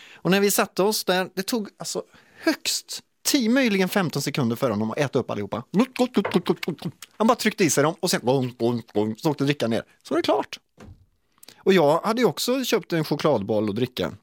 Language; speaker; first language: Swedish; native; Swedish